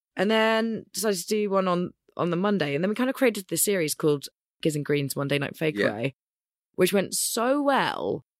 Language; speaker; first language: English; native; English